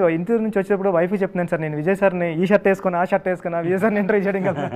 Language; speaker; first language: Telugu; native; Telugu